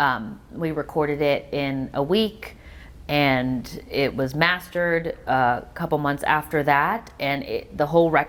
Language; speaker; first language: English; native; English